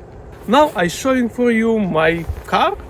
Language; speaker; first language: English; non-native, learner; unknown